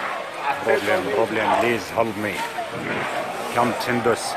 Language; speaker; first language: English; non-native, learner; Arabic